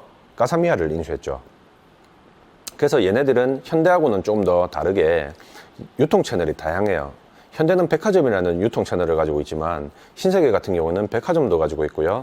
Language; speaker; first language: Korean; native; Korean